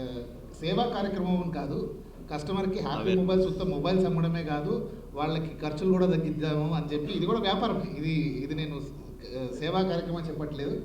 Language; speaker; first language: Telugu; native; Telugu